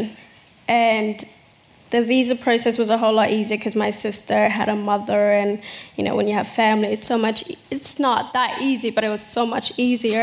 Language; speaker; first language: English; early bilingual, other home language; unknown